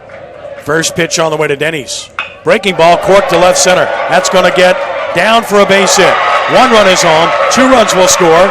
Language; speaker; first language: English; native; English